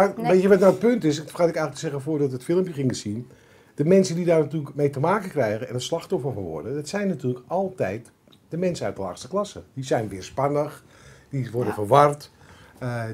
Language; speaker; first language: Dutch; native; Dutch